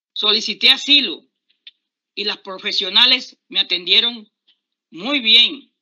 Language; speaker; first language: Spanish; native; Spanish